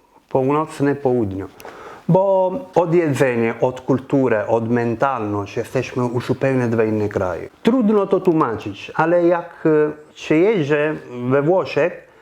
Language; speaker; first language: Polish; non-native, fluent; Italian